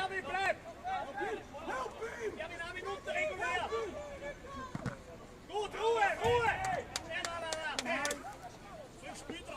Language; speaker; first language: German; native; German